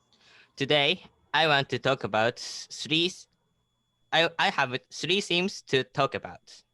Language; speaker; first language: English; non-native, learner; Japanese